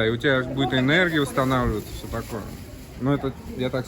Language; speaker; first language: Russian; native; Russian